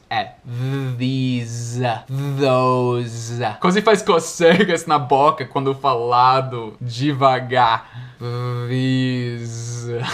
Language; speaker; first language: Portuguese; non-native, fluent; English